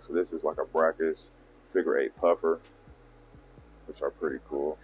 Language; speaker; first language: English; native; English